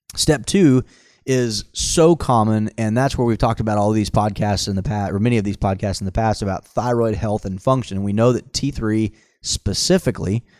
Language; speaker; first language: English; native; English